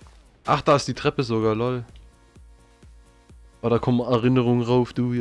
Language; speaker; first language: German; native; German